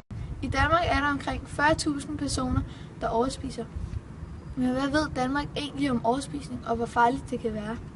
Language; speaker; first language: Danish; native; Danish